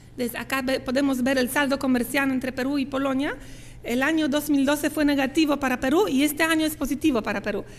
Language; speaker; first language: Spanish; non-native, fluent; Polish